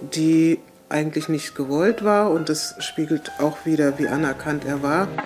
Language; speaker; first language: German; native; German